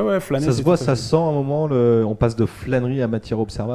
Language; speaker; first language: French; native; French